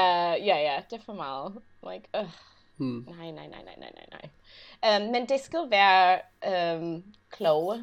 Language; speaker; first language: Danish; non-native, learner; English